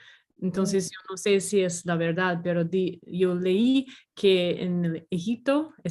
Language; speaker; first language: Spanish; non-native, learner; English